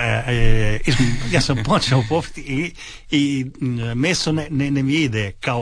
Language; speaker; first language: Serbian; early bilingual, heritage; Italian